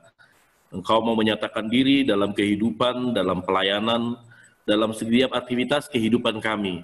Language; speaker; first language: Indonesian; native; Indonesian